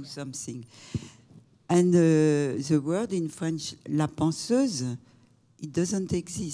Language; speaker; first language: English; non-native, fluent; French